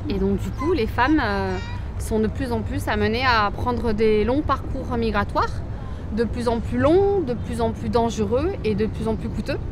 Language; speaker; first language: French; native; French